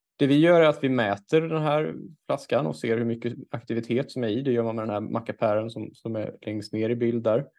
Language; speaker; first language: Swedish; native; Swedish